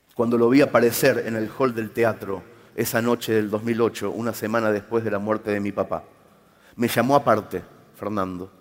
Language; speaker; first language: Spanish; native; Spanish